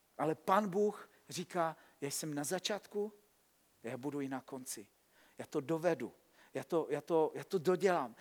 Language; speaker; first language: Czech; native; Czech